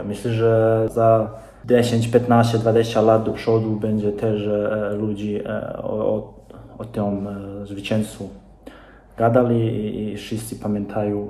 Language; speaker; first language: Polish; non-native, learner; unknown